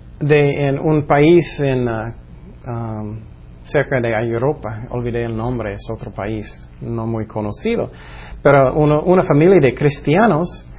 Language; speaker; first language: Spanish; non-native, fluent; English